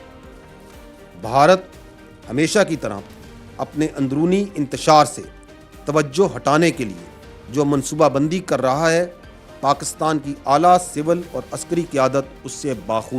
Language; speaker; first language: Urdu; native; Urdu